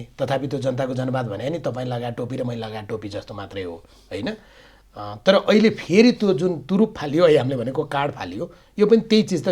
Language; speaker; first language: Nepali; native; Nepali